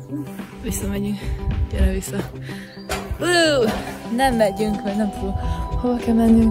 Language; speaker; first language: Hungarian; non-native, learner; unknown